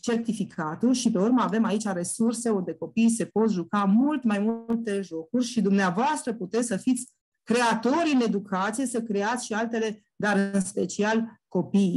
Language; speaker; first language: Romanian; native; Romanian